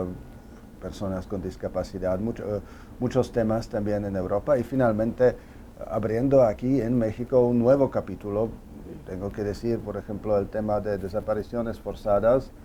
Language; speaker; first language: Spanish; non-native, fluent; Czech